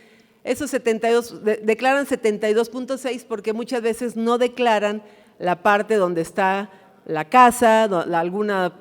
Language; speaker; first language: Spanish; native; Spanish